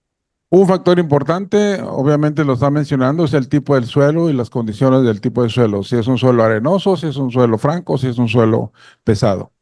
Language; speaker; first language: Spanish; native; Spanish